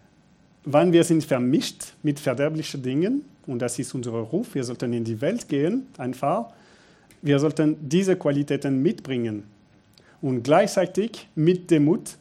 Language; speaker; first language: German; non-native, fluent; French